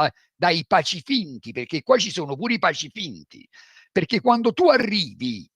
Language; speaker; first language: Italian; native; Italian